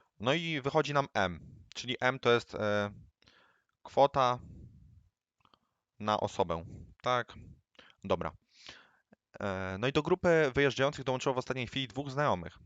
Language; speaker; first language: Polish; native; Polish